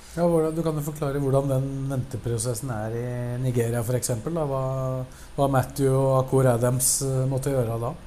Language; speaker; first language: Norwegian; native; Norwegian